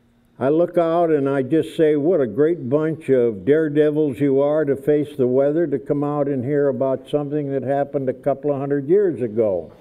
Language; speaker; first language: English; native; English